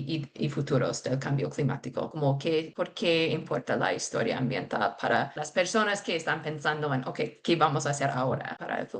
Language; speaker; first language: Spanish; non-native, fluent; English